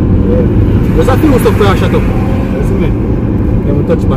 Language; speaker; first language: English; native; English